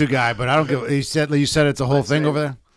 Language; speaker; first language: English; native; English